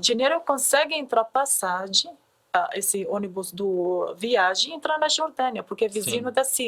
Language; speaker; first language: Portuguese; non-native, learner; Arabic